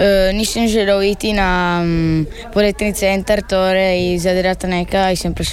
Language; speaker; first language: Slovenian; early bilingual, heritage; Italian